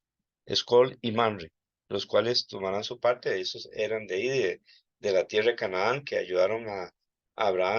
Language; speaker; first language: Spanish; native; Spanish